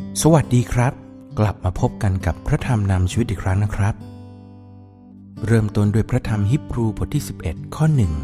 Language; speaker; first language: Thai; native; Thai